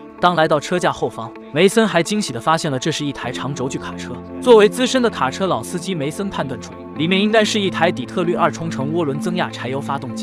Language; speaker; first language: Chinese; native; Chinese